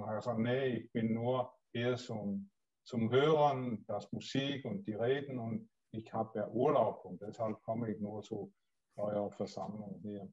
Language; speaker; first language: German; non-native, learner; Danish